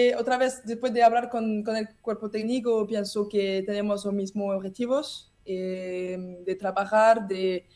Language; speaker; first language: Spanish; non-native, learner; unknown